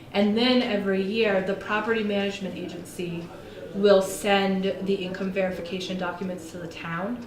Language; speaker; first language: English; native; English